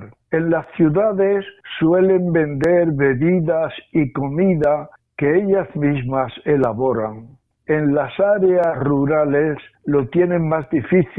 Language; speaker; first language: Spanish; native; Spanish